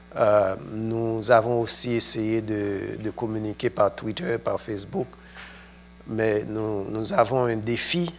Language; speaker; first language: French; non-native, local second language; Haitian Creole